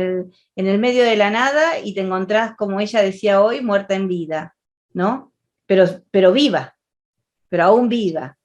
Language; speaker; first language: Spanish; native; Spanish